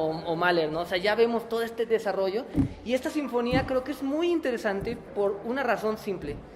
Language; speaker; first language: Spanish; native; Spanish